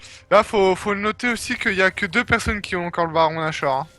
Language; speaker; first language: French; native; French